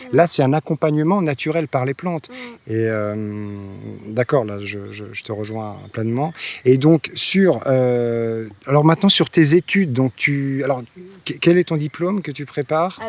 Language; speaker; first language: French; native; French